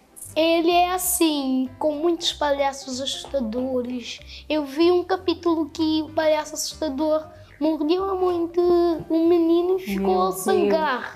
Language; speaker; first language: Portuguese; non-native, local second language; Kabuverdianu